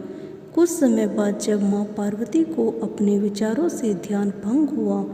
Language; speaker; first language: Hindi; native; Hindi